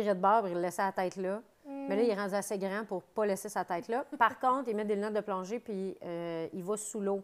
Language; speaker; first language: French; native; French